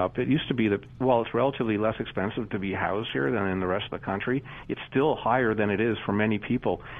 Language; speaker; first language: English; native; English